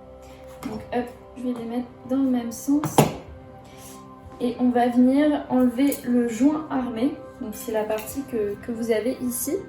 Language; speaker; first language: French; native; French